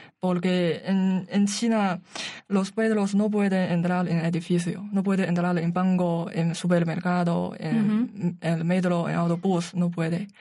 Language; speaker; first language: Spanish; non-native, learner; Chinese